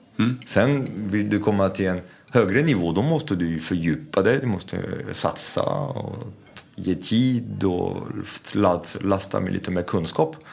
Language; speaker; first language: Swedish; non-native, fluent; French